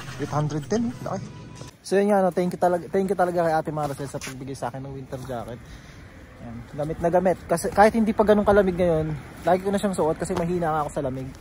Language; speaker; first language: Filipino; native; Filipino